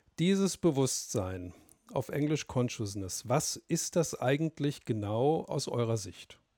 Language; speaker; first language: German; native; German